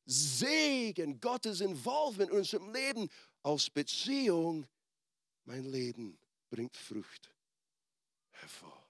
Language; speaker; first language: German; non-native, fluent; English